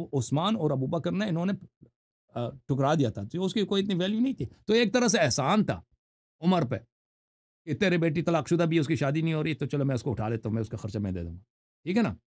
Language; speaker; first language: Urdu; non-native, fluent; Persian